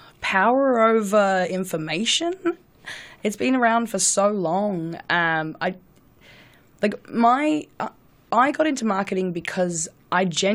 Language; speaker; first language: English; native; English